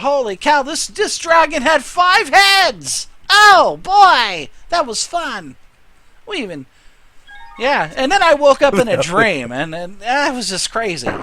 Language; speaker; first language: English; native; English